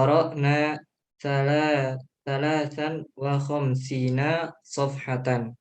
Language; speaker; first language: Arabic; non-native, learner; Indonesian